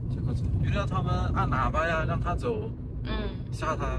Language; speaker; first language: Chinese; native; Chinese